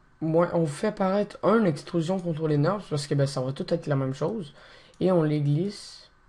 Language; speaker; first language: French; native; French